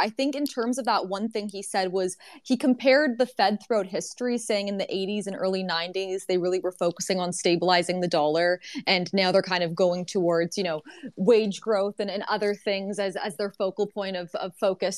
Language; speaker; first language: English; native; English